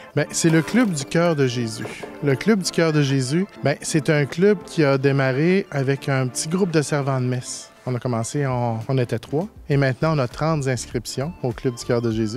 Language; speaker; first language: French; native; French